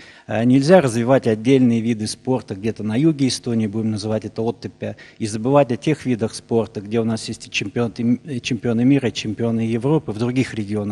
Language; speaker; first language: Russian; native; Russian